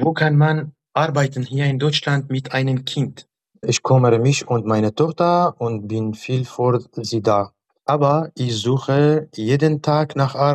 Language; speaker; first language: German; non-native, learner; Arabic